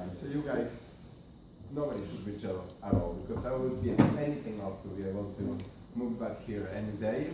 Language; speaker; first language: English; non-native, fluent; Spanish